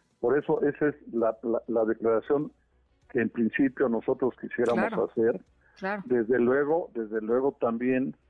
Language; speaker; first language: Spanish; native; Spanish